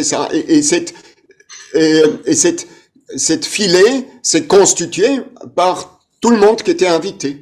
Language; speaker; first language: French; non-native, fluent; German